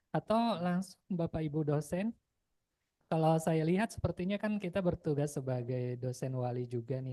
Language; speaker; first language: Indonesian; native; Indonesian